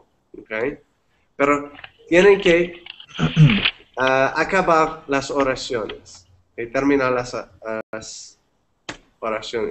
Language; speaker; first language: Spanish; non-native, fluent; English